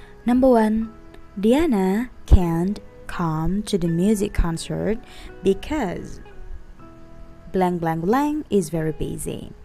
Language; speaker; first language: English; non-native, fluent; Indonesian